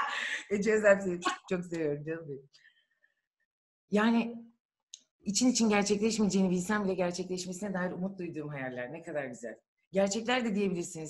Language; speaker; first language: Turkish; native; Turkish